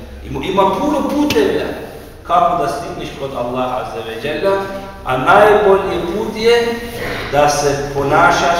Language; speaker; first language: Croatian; non-native, fluent; Turkish